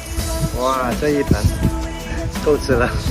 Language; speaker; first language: Chinese; native; Chinese